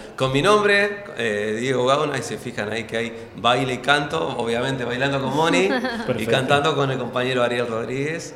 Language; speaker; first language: Spanish; native; Spanish